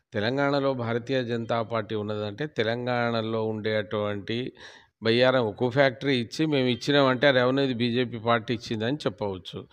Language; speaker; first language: Telugu; non-native, local second language; Lambadi